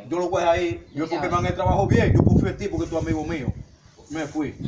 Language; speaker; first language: Spanish; native; Spanish